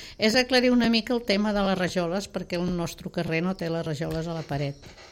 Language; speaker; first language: Catalan; native; Catalan